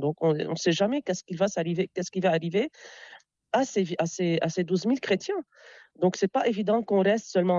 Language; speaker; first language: French; non-native, local second language; Arabic